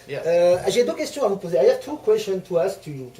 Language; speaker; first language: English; non-native, learner; French